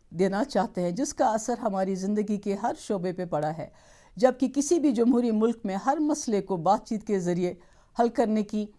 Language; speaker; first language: Hindi; non-native, local second language; Kashmiri